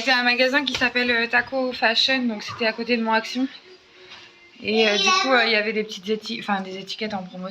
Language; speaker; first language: French; native; French